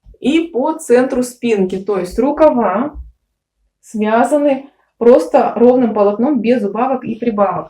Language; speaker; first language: Russian; native; Russian